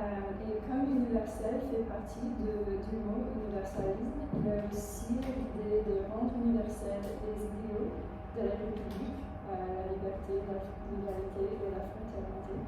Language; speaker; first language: French; non-native, fluent; English